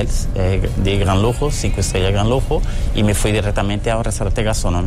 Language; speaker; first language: Spanish; early bilingual, other home language; Portuguese